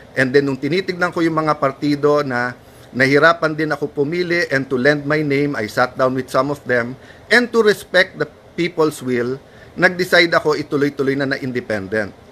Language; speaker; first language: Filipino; native; Filipino